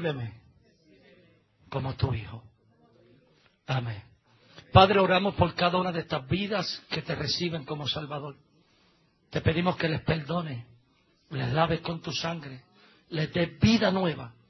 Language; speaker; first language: Spanish; native; Spanish